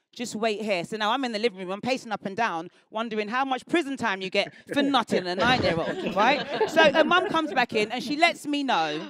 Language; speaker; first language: English; native; English